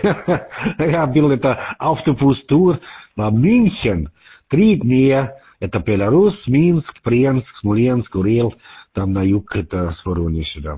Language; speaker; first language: Russian; non-native, learner; German